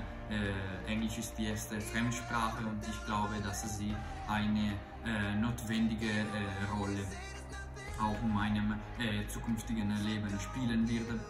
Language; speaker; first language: German; non-native, fluent; Italian